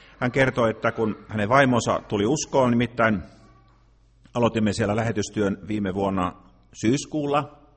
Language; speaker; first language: Finnish; native; Finnish